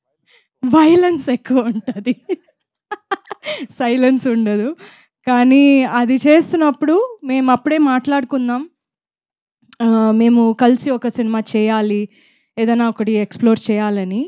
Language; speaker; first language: Telugu; non-native, fluent; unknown